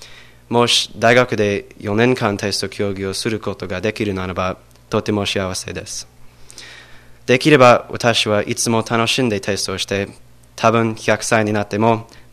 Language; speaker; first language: Japanese; non-native, learner; English